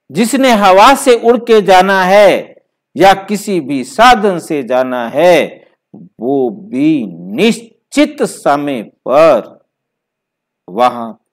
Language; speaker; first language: Hindi; native; Hindi